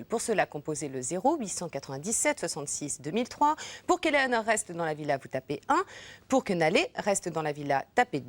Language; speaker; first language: French; native; French